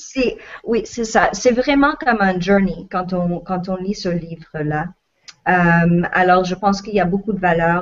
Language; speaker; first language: French; non-native, local second language; English